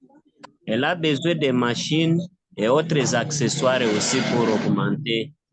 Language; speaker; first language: French; non-native, local second language; Swahili